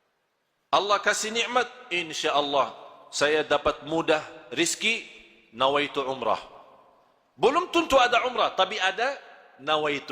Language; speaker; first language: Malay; non-native, fluent; Arabic